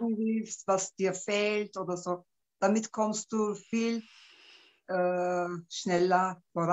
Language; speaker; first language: German; non-native, local second language; Turkish